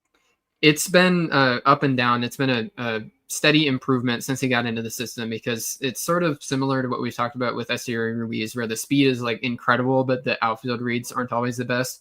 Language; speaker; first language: English; native; English